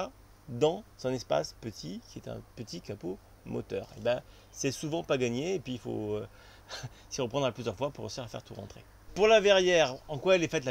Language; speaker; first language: French; native; French